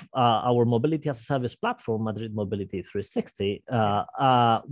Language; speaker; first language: English; non-native, fluent; Spanish